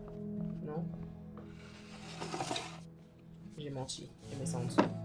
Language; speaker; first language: French; native; French